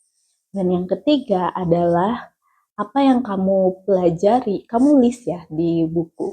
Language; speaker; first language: Indonesian; native; Indonesian